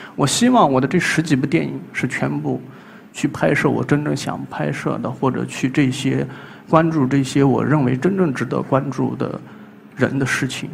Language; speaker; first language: Chinese; native; Chinese